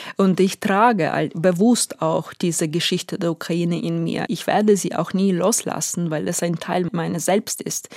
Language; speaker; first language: German; non-native, fluent; Ukrainian